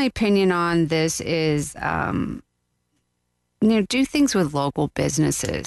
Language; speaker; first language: English; native; English